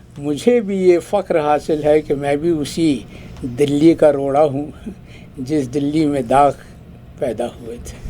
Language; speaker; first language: Urdu; native; Urdu